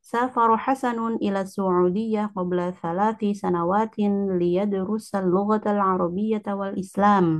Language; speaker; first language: Arabic; non-native, learner; Indonesian